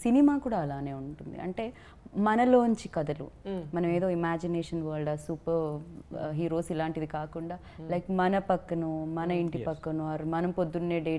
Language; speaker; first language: Telugu; native; Telugu